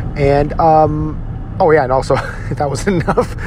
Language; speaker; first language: English; native; English